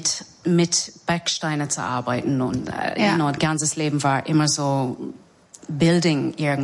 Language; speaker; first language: German; non-native, fluent; English